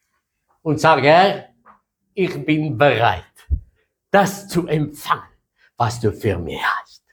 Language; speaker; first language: German; non-native, fluent; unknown